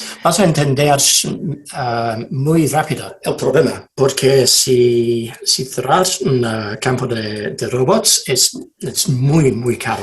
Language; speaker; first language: Spanish; non-native, fluent; English